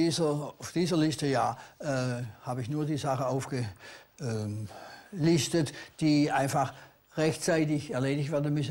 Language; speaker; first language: German; native; German